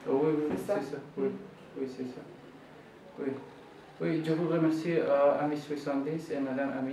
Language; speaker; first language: French; non-native, learner; Arabic